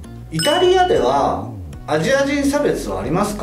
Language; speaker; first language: Japanese; native; Japanese